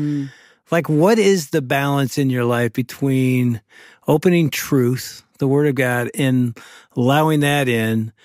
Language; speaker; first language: English; native; English